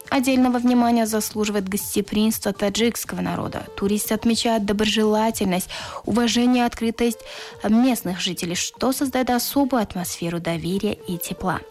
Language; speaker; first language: Russian; non-native, local second language; Tajik